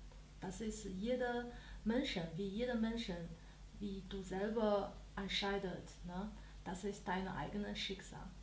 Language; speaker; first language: German; non-native, learner; Chinese